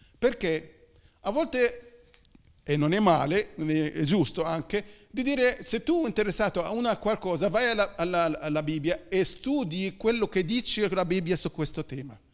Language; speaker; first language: Italian; non-native, fluent; Arabic